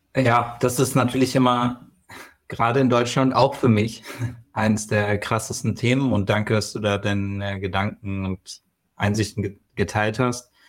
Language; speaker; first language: German; native; German